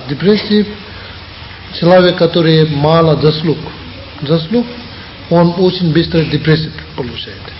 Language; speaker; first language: Russian; non-native, learner; Tibetan